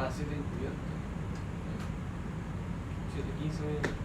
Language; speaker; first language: Spanish; native; Spanish